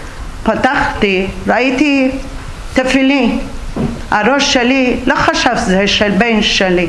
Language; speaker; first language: Hebrew; non-native, learner; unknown